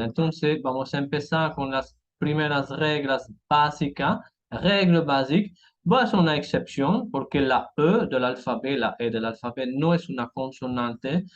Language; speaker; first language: Spanish; non-native, fluent; French